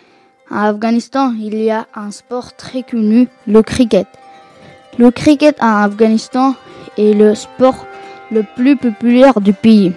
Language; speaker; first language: French; non-native, learner; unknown